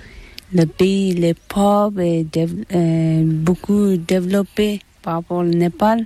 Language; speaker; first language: French; non-native, learner; Tibetan